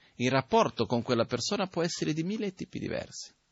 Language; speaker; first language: Italian; non-native, fluent; Portuguese